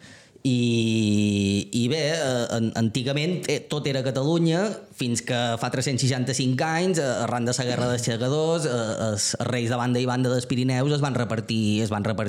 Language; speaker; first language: Catalan; native; Catalan